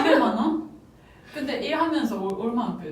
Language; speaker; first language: Korean; non-native, fluent; Japanese